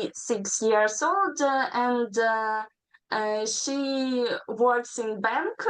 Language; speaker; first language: English; non-native, learner; Ukrainian